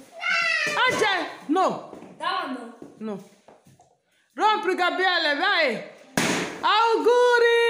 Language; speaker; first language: Italian; non-native, learner; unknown